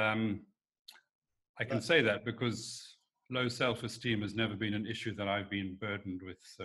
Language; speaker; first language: English; native; English